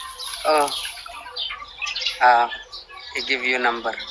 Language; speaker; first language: English; non-native, learner; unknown